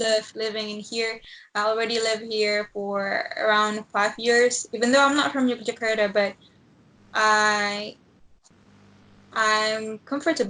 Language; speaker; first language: English; non-native, learner; Indonesian